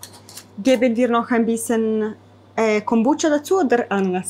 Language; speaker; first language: German; non-native, fluent; Italian